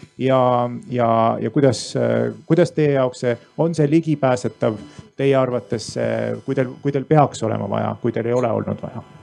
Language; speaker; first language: Estonian; native; Estonian